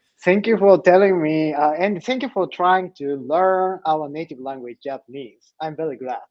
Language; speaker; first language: English; non-native, learner; Japanese